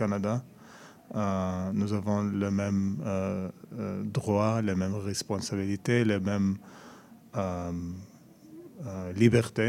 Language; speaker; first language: French; non-native, learner; Arabic